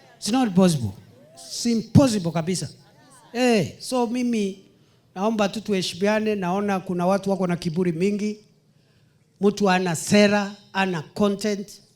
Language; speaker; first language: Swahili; non-native, local second language; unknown